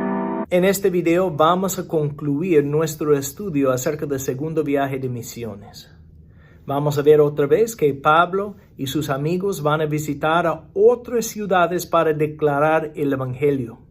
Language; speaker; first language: Spanish; non-native, fluent; English